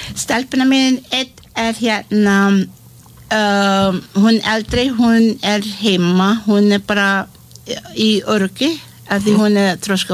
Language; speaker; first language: Icelandic; non-native, learner; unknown